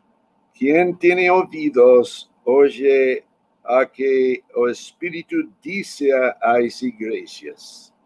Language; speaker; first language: Spanish; non-native, fluent; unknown